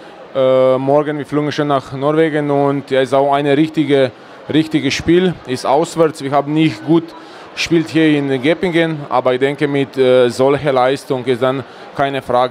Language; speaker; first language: German; non-native, fluent; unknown